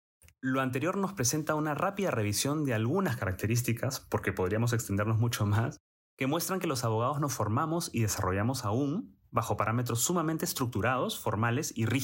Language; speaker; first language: Spanish; native; Spanish